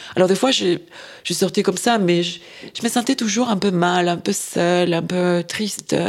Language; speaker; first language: French; non-native, fluent; Spanish